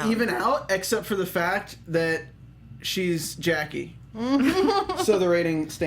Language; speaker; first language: English; native; English